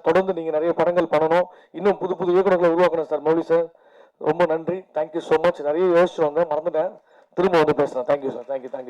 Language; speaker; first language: Tamil; native; Tamil